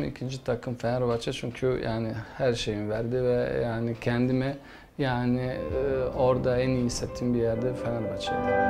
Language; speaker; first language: Turkish; non-native, fluent; Bosnian